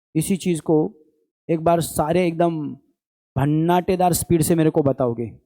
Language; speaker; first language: Hindi; non-native, local second language; Marathi